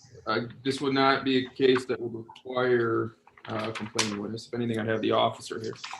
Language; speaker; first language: English; native; English